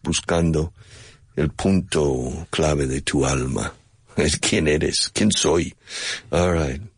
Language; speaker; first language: Spanish; non-native, fluent; English